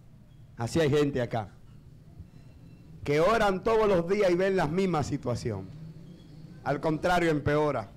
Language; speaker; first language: Spanish; native; Spanish